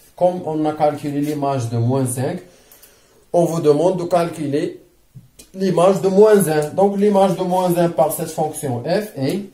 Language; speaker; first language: French; non-native, local second language; Arabic